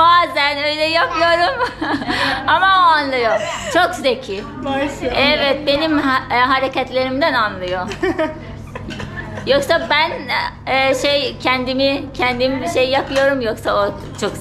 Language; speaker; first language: Turkish; non-native, fluent; Turkmen